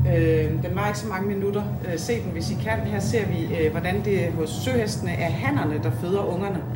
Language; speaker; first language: Danish; native; Danish